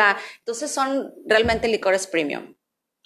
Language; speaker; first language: Spanish; native; Spanish